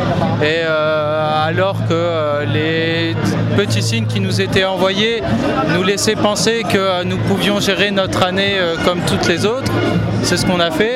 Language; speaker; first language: French; native; French